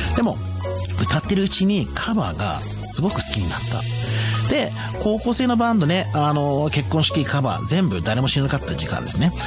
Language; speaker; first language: Japanese; non-native, fluent; English